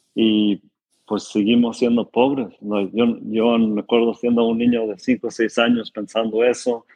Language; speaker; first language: Spanish; early bilingual, heritage; Spanish